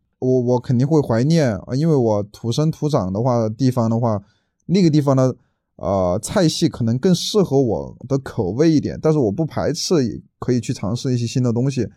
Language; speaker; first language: Chinese; native; Chinese